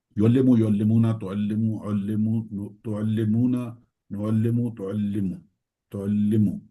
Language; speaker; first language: Arabic; non-native, learner; Urdu